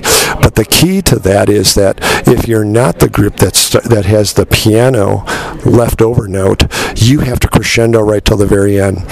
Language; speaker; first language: English; native; English